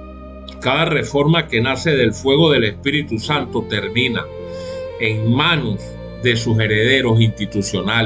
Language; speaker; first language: Spanish; native; Spanish